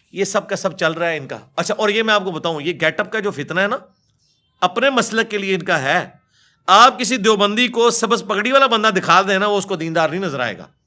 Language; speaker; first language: Urdu; native; Urdu